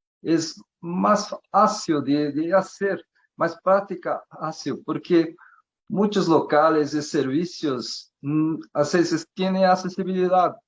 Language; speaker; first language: Spanish; non-native, learner; Portuguese